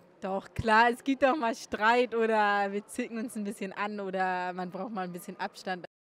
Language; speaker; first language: German; native; German